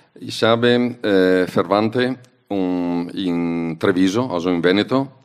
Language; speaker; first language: German; non-native, fluent; Italian